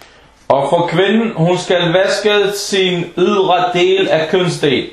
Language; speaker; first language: Danish; non-native, fluent; Arabic